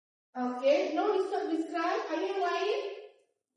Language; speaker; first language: English; non-native, fluent; Indonesian